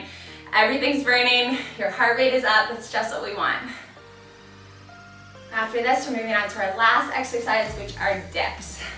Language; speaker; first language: English; native; English